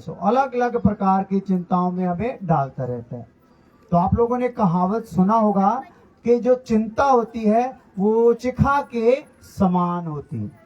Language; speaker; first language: Hindi; non-native, local second language; Punjabi